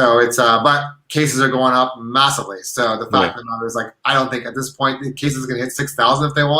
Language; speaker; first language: English; native; English